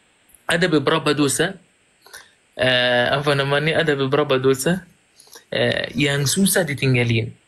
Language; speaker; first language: Indonesian; non-native, fluent; Arabic